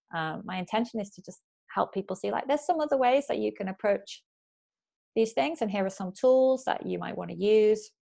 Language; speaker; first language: English; native; English